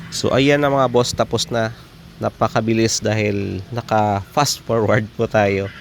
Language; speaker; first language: Filipino; non-native, local second language; Hiligaynon